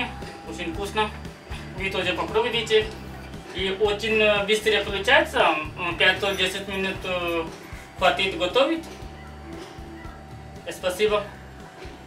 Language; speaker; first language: Russian; non-native, learner; Hindi